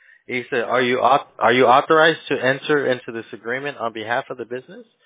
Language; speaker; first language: English; early bilingual, other home language; Spanish